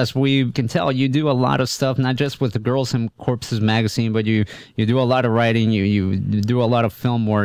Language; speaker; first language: English; native; English